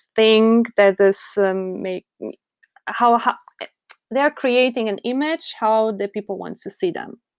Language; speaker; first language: English; non-native, fluent; Polish